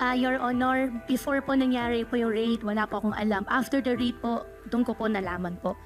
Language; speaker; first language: Filipino; native; Filipino